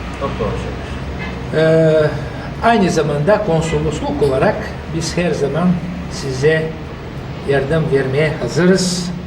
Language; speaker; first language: Turkish; non-native, fluent; Bulgarian